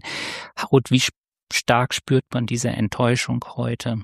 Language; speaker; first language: German; native; German